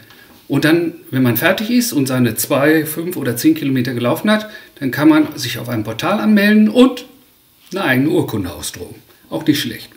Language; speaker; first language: German; native; German